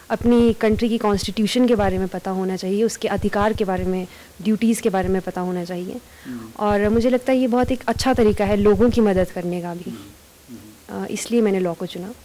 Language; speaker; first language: Hindi; native; Hindi